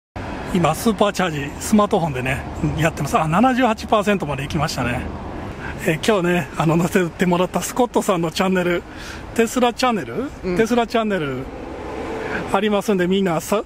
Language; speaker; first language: Japanese; native; Japanese